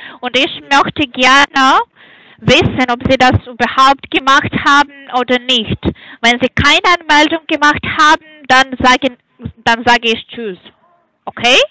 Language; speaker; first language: German; non-native, learner; Hungarian